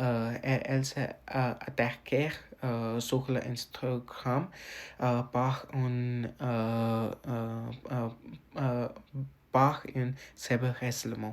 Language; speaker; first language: French; non-native, learner; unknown